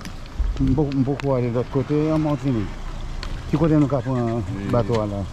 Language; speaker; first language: French; non-native, local second language; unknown